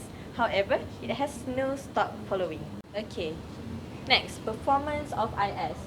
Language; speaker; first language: English; non-native, learner; Malay